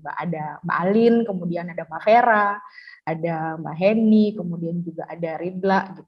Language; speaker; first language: Indonesian; native; Indonesian